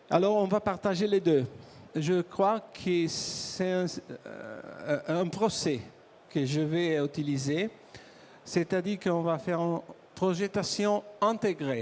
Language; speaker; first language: French; non-native, learner; Italian